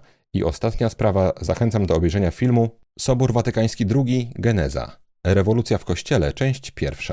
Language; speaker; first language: Polish; native; Polish